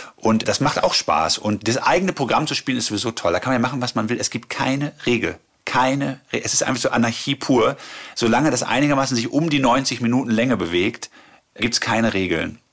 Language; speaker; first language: German; native; German